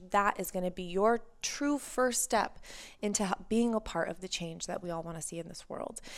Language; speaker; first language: English; native; English